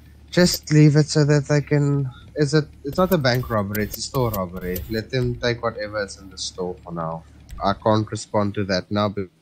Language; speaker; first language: English; non-native, local second language; Afrikaans